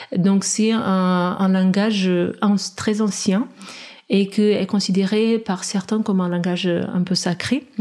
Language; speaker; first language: French; non-native, fluent; Portuguese